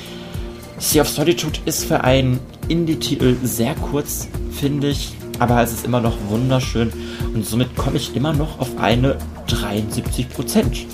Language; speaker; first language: German; native; German